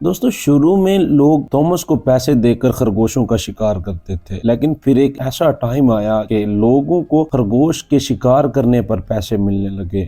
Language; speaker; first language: Urdu; native; Urdu